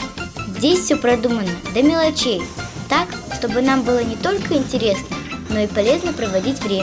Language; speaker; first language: Russian; native; Russian